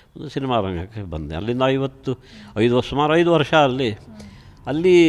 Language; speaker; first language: Kannada; early bilingual, other home language; Konkani